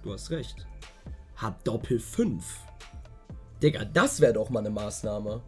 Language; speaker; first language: German; native; German